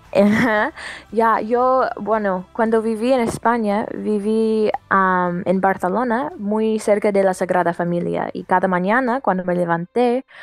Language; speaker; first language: Spanish; non-native, learner; English